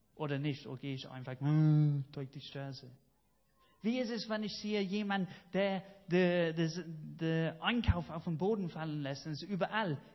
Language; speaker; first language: German; non-native, fluent; English